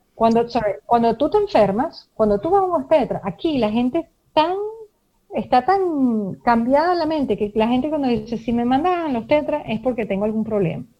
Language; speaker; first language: Spanish; native; Spanish